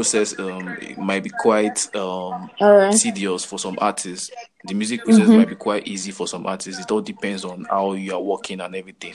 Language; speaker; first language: English; non-native, local second language; Yoruba